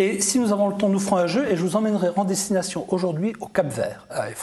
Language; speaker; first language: French; native; French